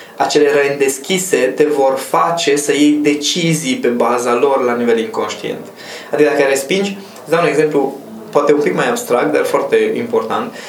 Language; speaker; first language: Romanian; non-native, local second language; Hungarian